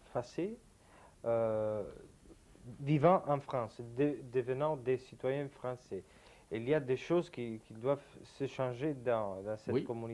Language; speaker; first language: French; non-native, fluent; Italian